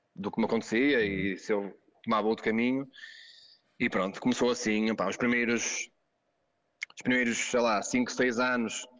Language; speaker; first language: Portuguese; native; Portuguese